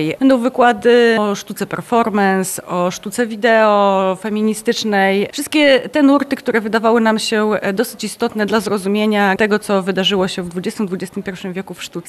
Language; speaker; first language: Polish; native; Polish